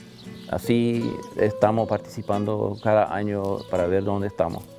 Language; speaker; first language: Spanish; non-native, local second language; German